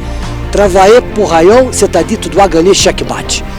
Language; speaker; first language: French; non-native, fluent; Portuguese